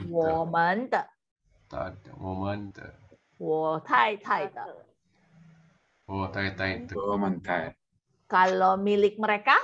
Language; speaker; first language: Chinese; non-native, fluent; Indonesian